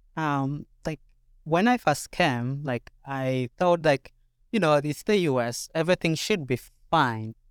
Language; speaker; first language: English; non-native, local second language; Ganda